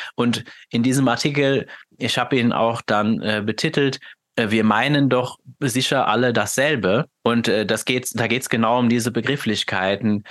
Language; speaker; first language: German; non-native, fluent; Luxembourgish